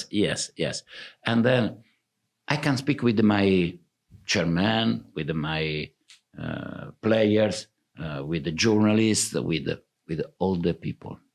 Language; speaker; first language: English; non-native, fluent; Italian